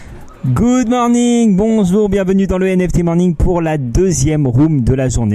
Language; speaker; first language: French; native; French